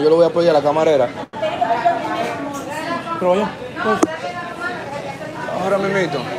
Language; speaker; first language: Spanish; native; Spanish